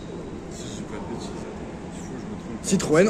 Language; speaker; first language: French; native; French